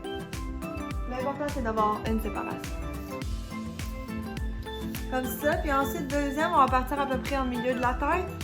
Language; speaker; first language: French; native; French